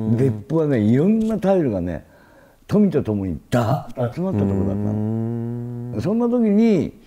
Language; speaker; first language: Japanese; native; Japanese